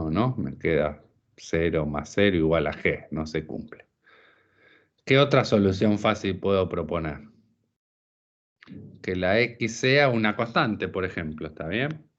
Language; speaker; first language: Spanish; native; Spanish